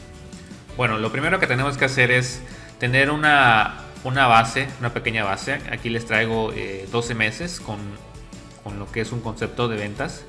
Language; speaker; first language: Spanish; native; Spanish